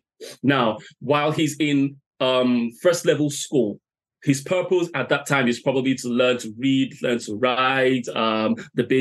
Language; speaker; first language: English; non-native, local second language; Yoruba